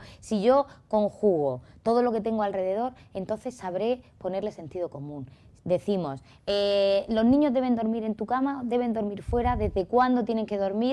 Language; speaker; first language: Spanish; native; Spanish